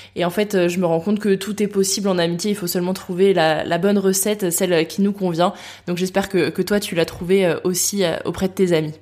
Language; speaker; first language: French; native; French